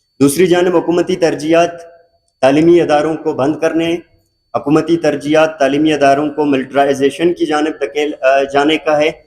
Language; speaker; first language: Urdu; non-native, local second language; Baluchi